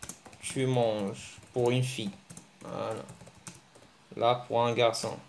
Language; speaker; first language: French; early bilingual, other home language; Arabic